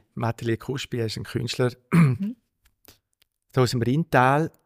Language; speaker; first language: German; native; German